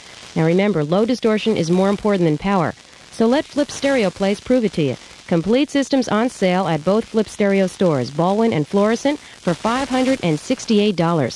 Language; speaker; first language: English; native; English